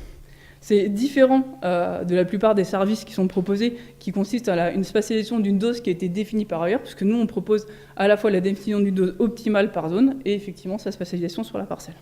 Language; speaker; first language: French; native; French